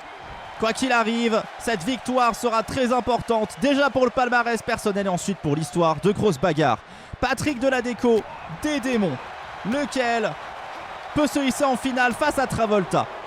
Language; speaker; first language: French; native; French